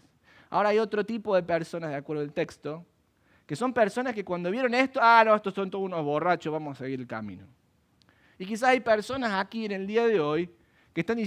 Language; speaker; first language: Spanish; native; Spanish